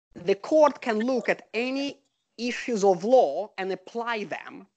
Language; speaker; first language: English; non-native, fluent; Russian